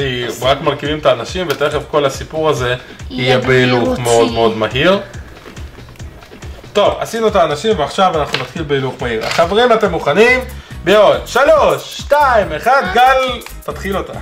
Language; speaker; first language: Hebrew; native; Hebrew